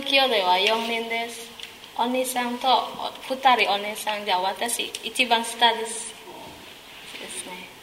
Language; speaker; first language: Japanese; non-native, learner; Indonesian